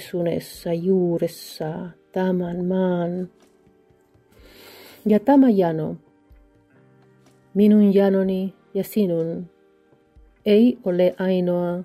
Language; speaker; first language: Finnish; non-native, fluent; Spanish